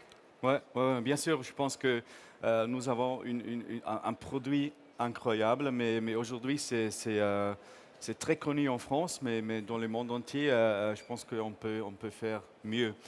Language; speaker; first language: French; non-native, fluent; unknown